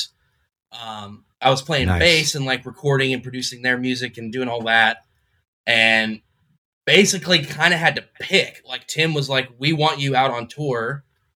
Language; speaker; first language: English; native; English